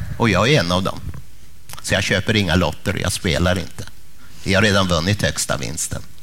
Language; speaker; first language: Swedish; early bilingual, other home language; Polish